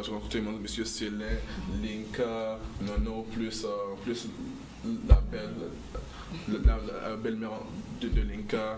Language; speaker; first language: French; non-native, local second language; English